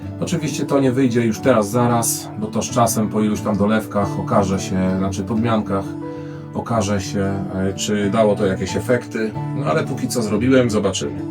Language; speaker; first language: Polish; native; Polish